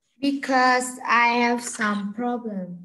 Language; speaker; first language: English; non-native, learner; Vietnamese